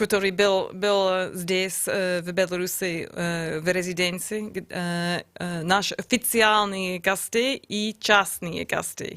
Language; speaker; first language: Russian; non-native, learner; English